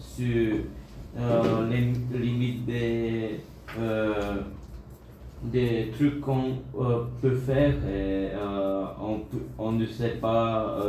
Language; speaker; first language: French; non-native, learner; Bulgarian